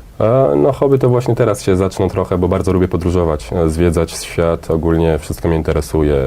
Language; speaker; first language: Polish; early bilingual, heritage; Polish